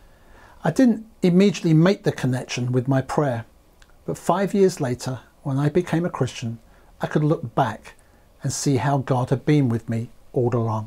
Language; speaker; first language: English; native; English